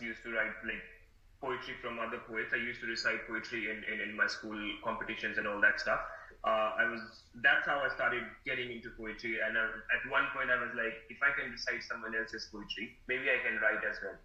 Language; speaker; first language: English; non-native, local second language; Hindi